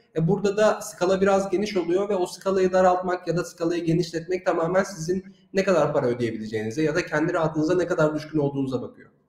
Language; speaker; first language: Turkish; native; Turkish